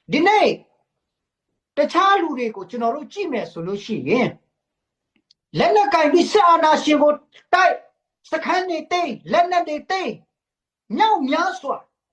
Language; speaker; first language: Burmese; non-native, local second language; Hakha Chin